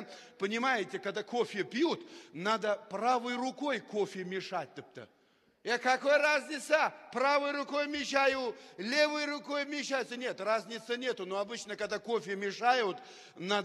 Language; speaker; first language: Russian; non-native, local second language; Uzbek